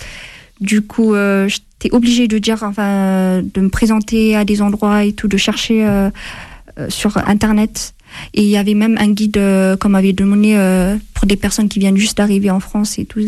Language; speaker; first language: French; non-native, fluent; Amharic